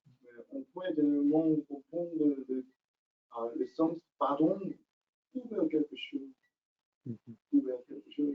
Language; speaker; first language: French; non-native, learner; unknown